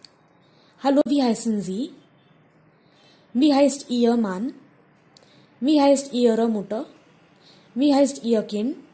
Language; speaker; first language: German; non-native, fluent; Marathi